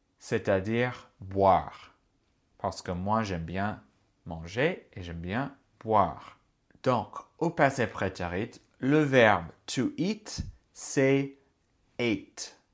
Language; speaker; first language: French; non-native, fluent; English